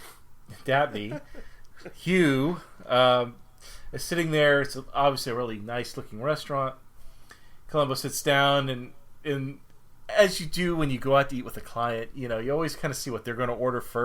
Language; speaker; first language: English; native; English